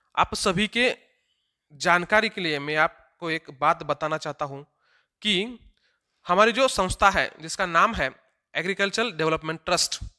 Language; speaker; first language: Hindi; non-native, local second language; Marathi